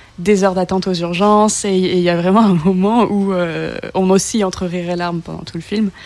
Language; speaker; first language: French; native; French